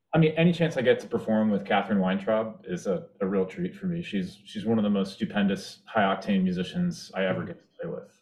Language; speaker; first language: English; native; English